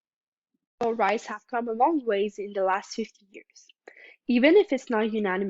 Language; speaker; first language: English; non-native, local second language; French